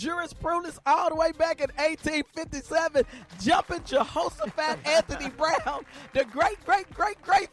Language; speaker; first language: English; native; English